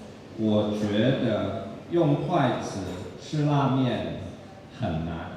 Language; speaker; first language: Chinese; non-native, learner; English